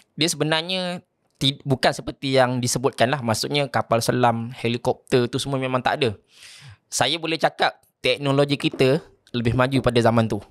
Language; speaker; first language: Malay; native; Malay